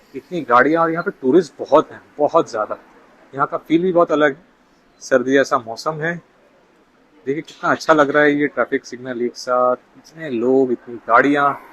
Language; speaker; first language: Hindi; non-native, local second language; Bangla